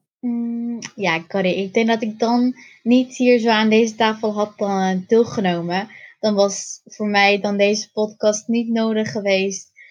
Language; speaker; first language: Dutch; early bilingual, other home language; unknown